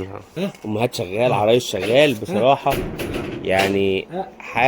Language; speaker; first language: Arabic; native; Arabic